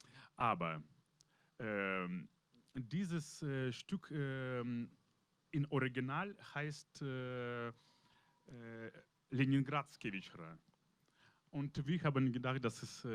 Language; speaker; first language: German; non-native, learner; Russian